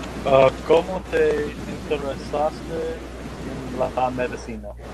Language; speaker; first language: Spanish; non-native, learner; English